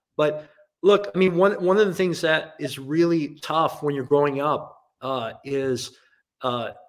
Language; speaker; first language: English; non-native, local second language; Cantonese